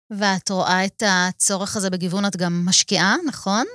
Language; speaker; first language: Hebrew; native; Hebrew